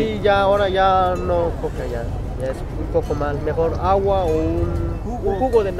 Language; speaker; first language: Spanish; native; Spanish